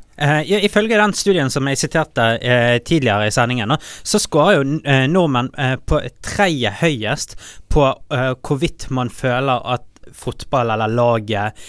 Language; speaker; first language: Norwegian; native; Norwegian